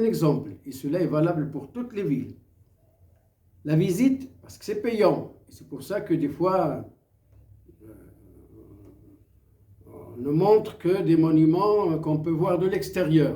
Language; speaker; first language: French; non-native, local second language; Arabic